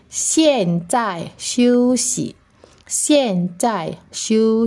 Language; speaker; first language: Chinese; non-native, fluent; Indonesian